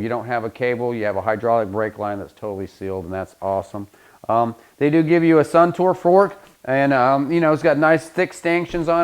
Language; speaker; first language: English; native; English